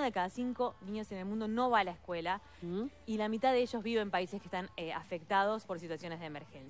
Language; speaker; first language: Spanish; native; Spanish